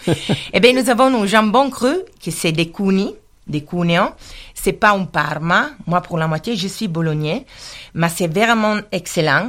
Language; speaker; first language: French; non-native, learner; Italian